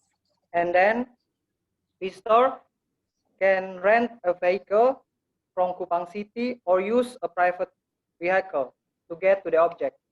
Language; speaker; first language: English; non-native, learner; Indonesian